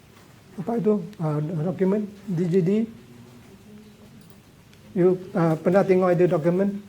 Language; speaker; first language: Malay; non-native, local second language; Cantonese